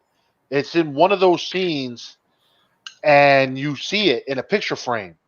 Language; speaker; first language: English; native; English